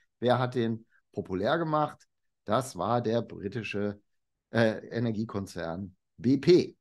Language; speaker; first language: German; native; German